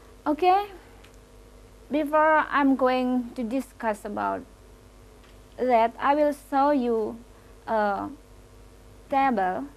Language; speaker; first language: English; non-native, local second language; Indonesian